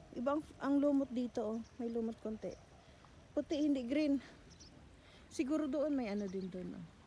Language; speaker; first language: Filipino; non-native, local second language; Cebuano